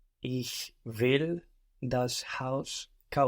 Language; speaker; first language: German; non-native, learner; English